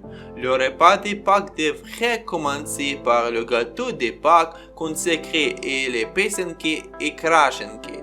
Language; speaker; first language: French; non-native, learner; Ukrainian